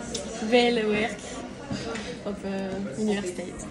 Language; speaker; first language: Dutch; non-native, learner; Romanian